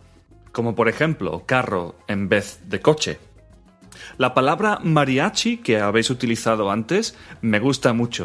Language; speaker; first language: Spanish; native; Spanish